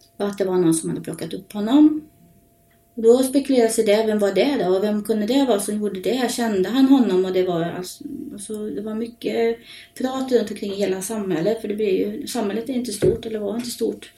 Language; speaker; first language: Swedish; native; Swedish